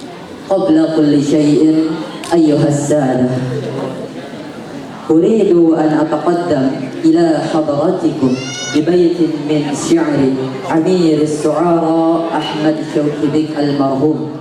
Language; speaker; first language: Arabic; non-native, learner; Indonesian